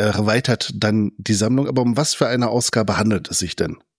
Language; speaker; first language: German; native; German